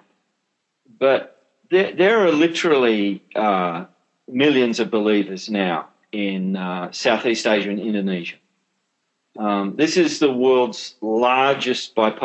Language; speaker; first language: English; native; English